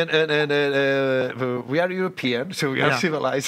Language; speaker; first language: English; non-native, learner; Spanish